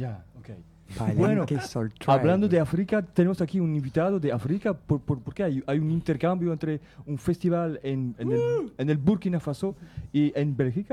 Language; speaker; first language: Spanish; non-native, fluent; French